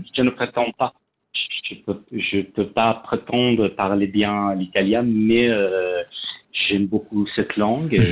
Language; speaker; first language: French; non-native, fluent; Persian